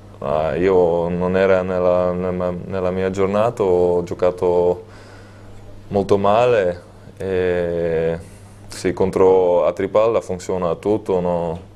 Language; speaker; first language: Italian; non-native, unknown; Dutch